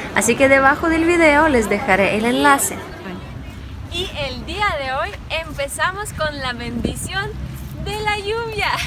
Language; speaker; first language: Spanish; non-native, fluent; Ukrainian